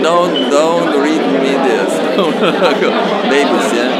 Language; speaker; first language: English; non-native, learner; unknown